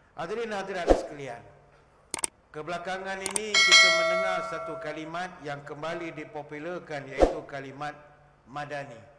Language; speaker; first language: Malay; native; Malay